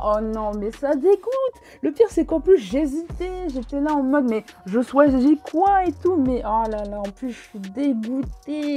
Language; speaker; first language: French; native; French